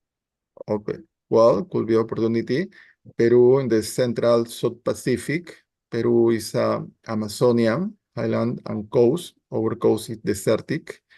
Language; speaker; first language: English; non-native, learner; Spanish